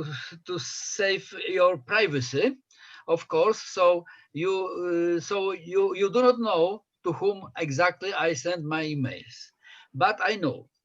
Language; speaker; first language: English; non-native, fluent; Polish